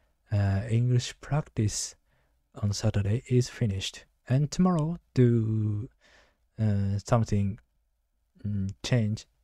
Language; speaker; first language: English; non-native, learner; Japanese